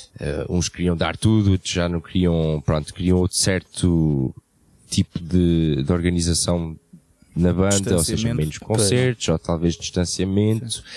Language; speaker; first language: Portuguese; early bilingual, heritage; Portuguese